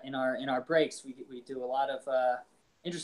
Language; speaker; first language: English; native; English